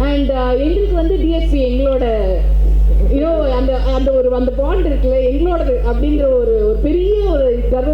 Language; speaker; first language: Tamil; native; Tamil